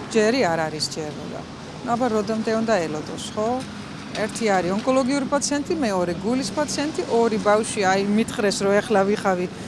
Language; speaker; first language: Georgian; non-native, fluent; Dutch